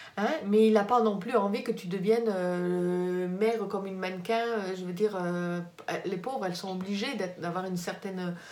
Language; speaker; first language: French; native; French